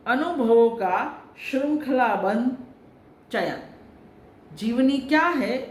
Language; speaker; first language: Hindi; non-native, local second language; Gujarati